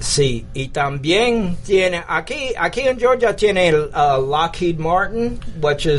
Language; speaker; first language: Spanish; early bilingual, heritage; English